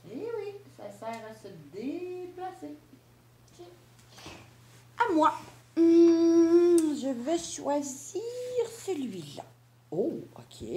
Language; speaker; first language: French; native; French